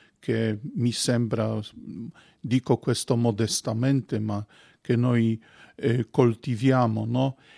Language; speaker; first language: Italian; non-native, fluent; Polish